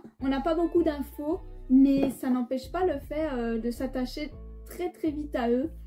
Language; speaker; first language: French; native; French